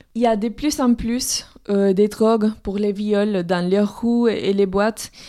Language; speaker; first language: French; non-native, fluent; Spanish